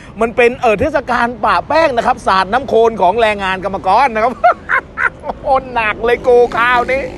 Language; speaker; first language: Thai; native; Thai